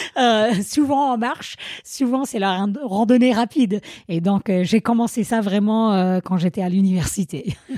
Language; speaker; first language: French; non-native, fluent; English